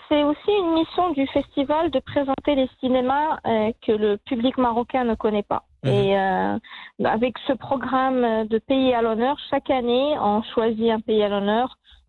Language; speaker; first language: French; non-native, local second language; Arabic